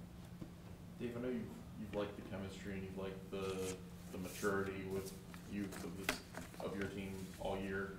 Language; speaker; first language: English; native; English